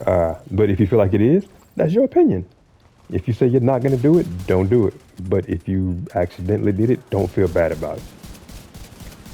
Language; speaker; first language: English; native; English